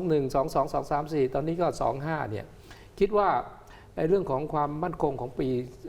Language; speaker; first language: Thai; native; Thai